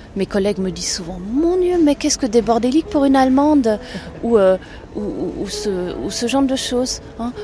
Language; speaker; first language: French; non-native, fluent; German